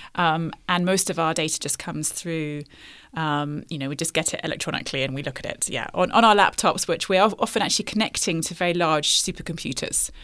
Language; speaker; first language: English; native; English